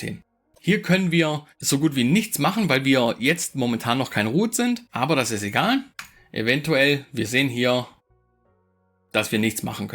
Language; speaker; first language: German; native; German